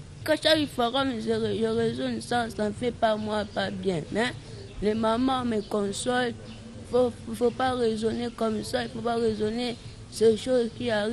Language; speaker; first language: French; non-native, local second language; Lingala